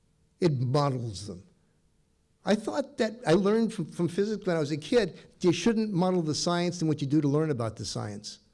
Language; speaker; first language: English; native; English